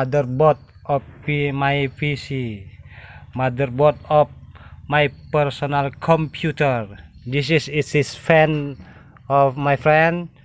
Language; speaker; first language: English; non-native, learner; Indonesian